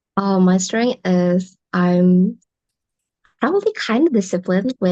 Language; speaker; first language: English; non-native, learner; Indonesian